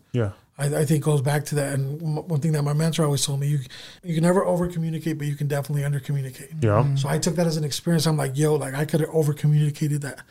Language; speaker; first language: English; native; English